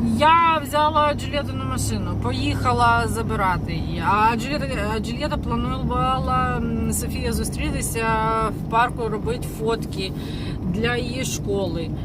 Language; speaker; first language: Ukrainian; non-native, local second language; Russian